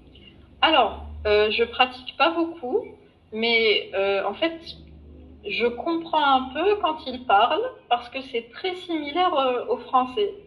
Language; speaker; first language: French; non-native, fluent; Arabic